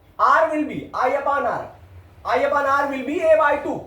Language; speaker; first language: English; non-native, local second language; Hindi